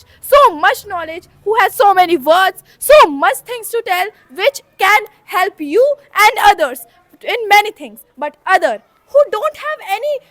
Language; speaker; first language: English; non-native, learner; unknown